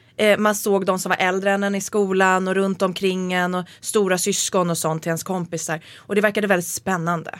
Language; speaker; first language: Swedish; native; Swedish